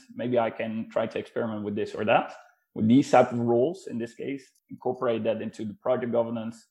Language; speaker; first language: English; non-native, fluent; Dutch